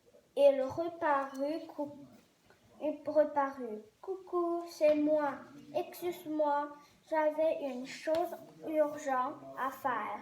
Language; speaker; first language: French; non-native, learner; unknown